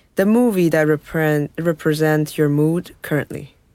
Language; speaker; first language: English; non-native, fluent; Chinese